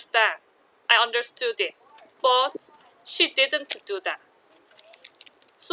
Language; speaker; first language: English; non-native, learner; Korean